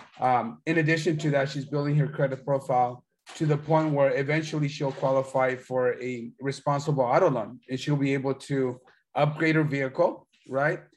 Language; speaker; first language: English; early bilingual, other home language; Spanish